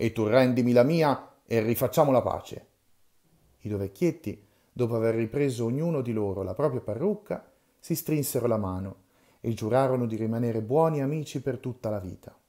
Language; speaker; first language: Italian; native; Italian